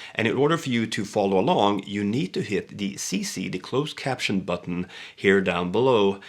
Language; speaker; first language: English; non-native, fluent; Swedish